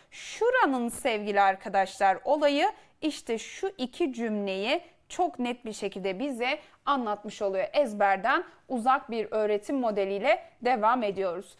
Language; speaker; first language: Turkish; native; Turkish